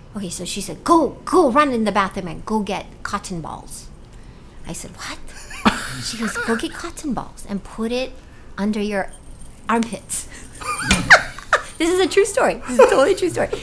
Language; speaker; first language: English; early bilingual, other home language; Cebuano